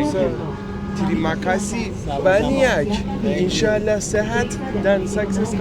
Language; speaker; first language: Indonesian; non-native, learner; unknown